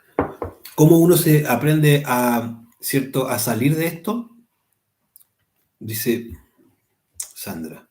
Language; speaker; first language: Spanish; native; Spanish